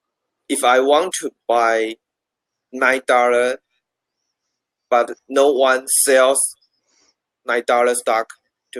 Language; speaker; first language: English; non-native, learner; Chinese